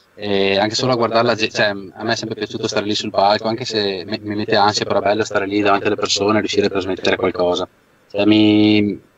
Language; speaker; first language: Italian; native; Italian